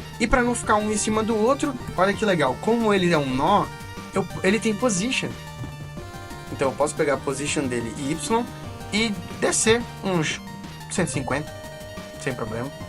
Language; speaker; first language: Portuguese; native; Portuguese